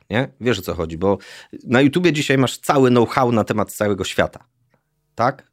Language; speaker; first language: Polish; native; Polish